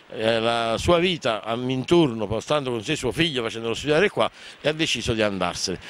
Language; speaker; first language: Italian; native; Italian